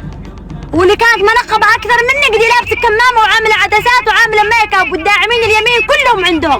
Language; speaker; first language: Arabic; native; Arabic